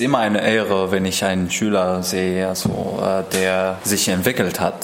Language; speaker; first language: German; non-native, fluent; Arabic